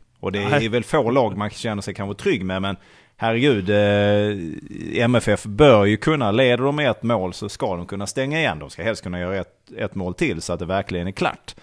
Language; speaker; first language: Swedish; native; Swedish